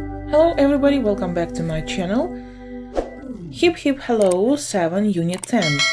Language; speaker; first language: English; non-native, fluent; Ukrainian